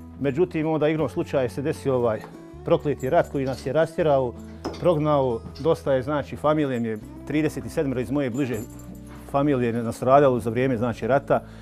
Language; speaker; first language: Serbian; native; Serbian